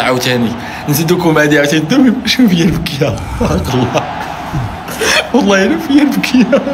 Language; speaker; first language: Arabic; native; Arabic